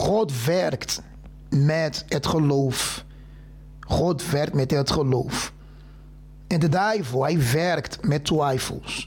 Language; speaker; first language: Dutch; non-native, fluent; Portuguese